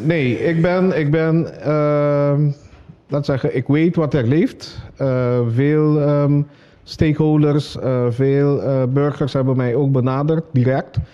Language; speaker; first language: Dutch; non-native, local second language; Papiamento